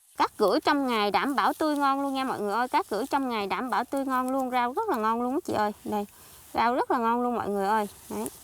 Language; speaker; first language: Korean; non-native, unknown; Vietnamese